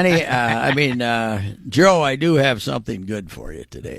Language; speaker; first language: English; native; English